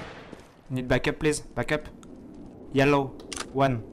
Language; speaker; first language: English; non-native, learner; French